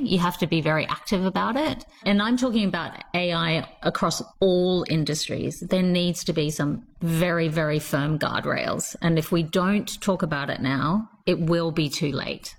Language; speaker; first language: English; native; English